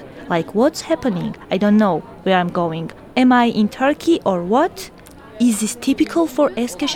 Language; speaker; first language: English; non-native, learner; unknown